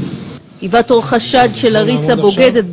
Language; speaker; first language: Hebrew; native; Hebrew